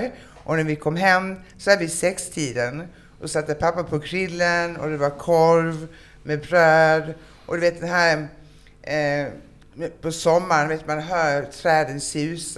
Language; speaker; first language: Swedish; native; Swedish